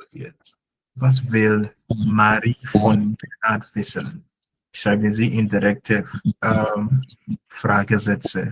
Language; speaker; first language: German; non-native, fluent; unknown